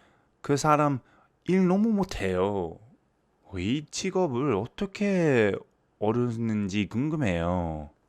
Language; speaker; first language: Korean; non-native, fluent; English